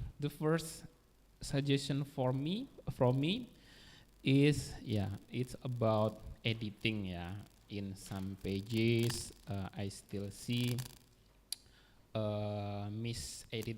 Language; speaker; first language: English; non-native, learner; Indonesian